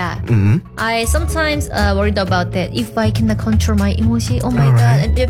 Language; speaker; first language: English; non-native, learner; Korean